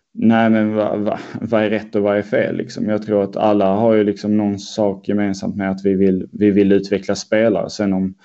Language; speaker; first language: Swedish; native; Swedish